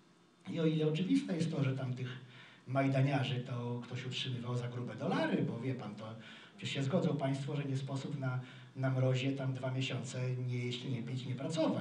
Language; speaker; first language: Polish; native; Polish